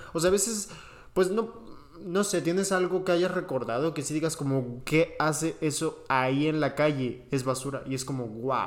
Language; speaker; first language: Spanish; native; Spanish